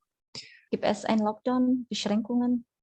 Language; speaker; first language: German; non-native, fluent; Indonesian